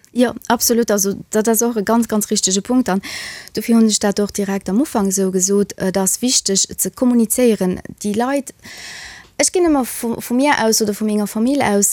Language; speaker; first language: Luxembourgish; early bilingual, other home language; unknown